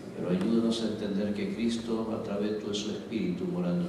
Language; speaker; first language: Spanish; native; Spanish